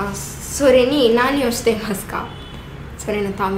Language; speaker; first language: Japanese; non-native, learner; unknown